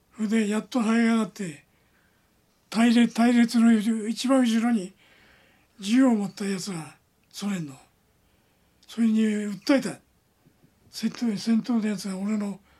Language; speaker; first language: Japanese; native; Japanese